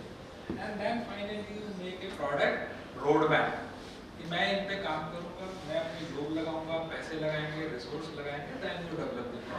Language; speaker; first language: Hindi; native; Hindi